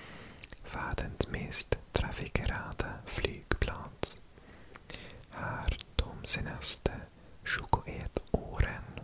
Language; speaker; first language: Swedish; non-native, learner; English